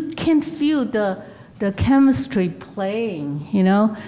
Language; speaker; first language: English; non-native, fluent; Chinese